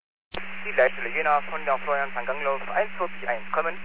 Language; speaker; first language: German; native; German